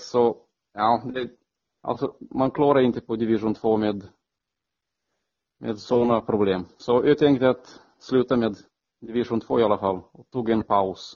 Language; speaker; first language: Swedish; non-native, fluent; Romanian